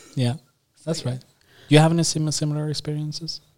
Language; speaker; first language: English; non-native, fluent; Norwegian